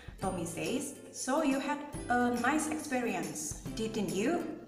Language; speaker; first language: English; non-native, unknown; Indonesian